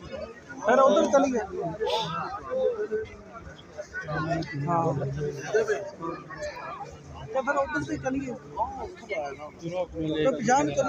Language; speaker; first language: Hindi; non-native, local second language; Punjabi